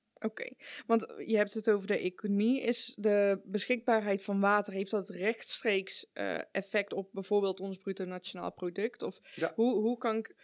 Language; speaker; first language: Dutch; early bilingual, other home language; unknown